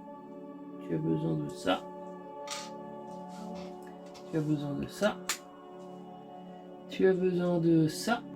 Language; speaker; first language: French; native; French